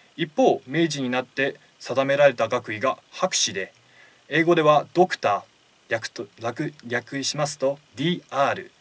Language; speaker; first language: Japanese; native; Japanese